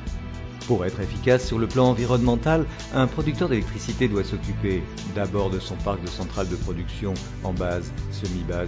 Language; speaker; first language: French; native; French